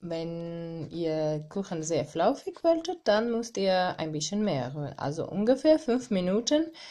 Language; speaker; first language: German; non-native, learner; Armenian